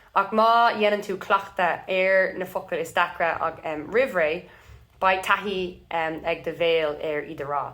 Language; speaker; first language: Irish; non-native, local second language; English